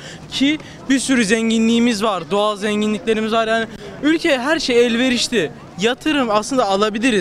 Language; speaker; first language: Turkish; native; Turkish